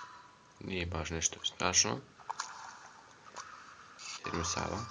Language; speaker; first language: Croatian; early bilingual, heritage; Croatian